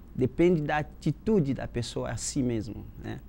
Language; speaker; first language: Portuguese; non-native, fluent; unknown